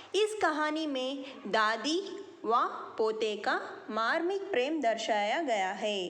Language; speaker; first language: Hindi; non-native, local second language; Telugu